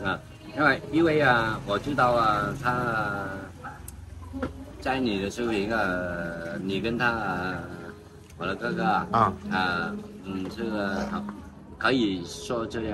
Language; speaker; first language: Chinese; early bilingual, heritage; Chinese